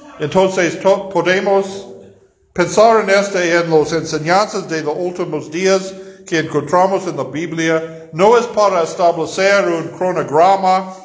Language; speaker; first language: Spanish; non-native, fluent; English